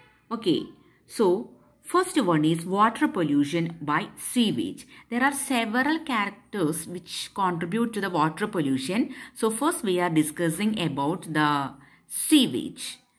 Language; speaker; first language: English; non-native, local second language; Malayalam